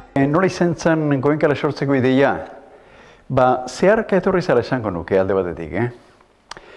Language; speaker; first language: Basque; native; Basque